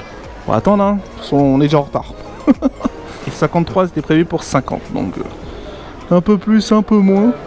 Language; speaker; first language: French; native; French